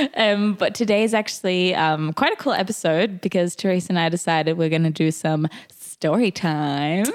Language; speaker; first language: English; non-native, fluent; German